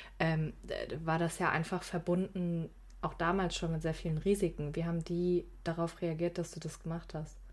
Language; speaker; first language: German; early bilingual, other home language; Persian